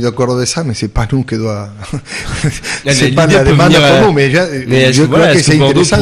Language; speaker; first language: French; non-native, fluent; Spanish